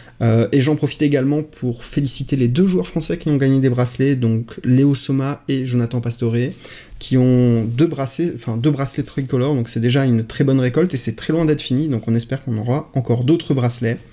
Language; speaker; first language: French; native; French